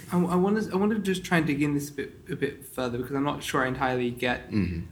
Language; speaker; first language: English; native; English